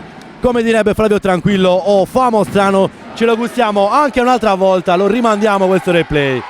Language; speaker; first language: Italian; native; Italian